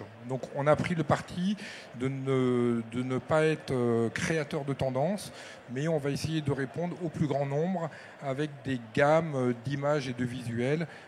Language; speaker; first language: French; native; French